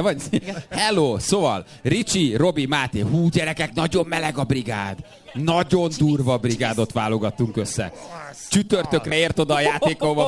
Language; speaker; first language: Hungarian; native; Hungarian